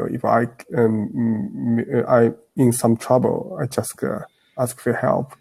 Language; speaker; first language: English; non-native, learner; Chinese